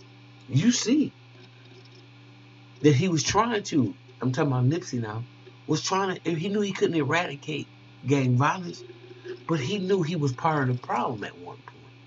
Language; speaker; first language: English; native; English